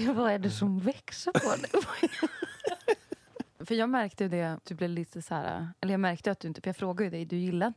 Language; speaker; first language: Swedish; native; Swedish